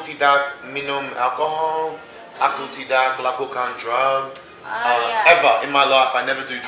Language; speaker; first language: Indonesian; non-native, learner; English